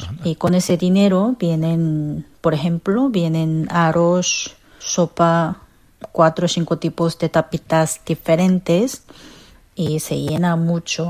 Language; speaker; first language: Spanish; non-native, fluent; Korean